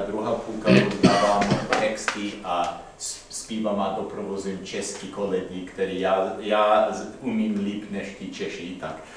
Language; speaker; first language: Czech; non-native, fluent; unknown